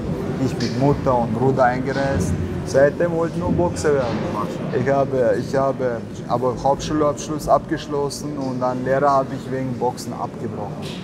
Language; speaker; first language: German; non-native, learner; Chechen